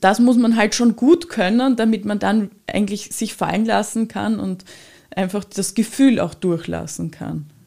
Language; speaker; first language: German; native; German